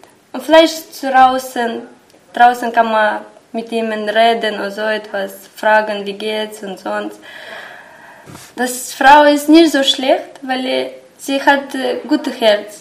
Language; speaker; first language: German; non-native, learner; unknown